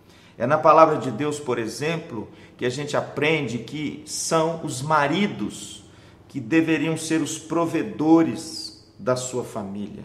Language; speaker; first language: Portuguese; native; Portuguese